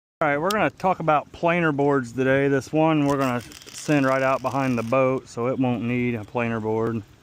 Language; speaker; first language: English; native; English